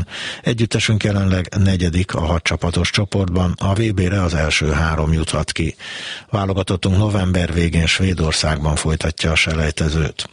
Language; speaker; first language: Hungarian; native; Hungarian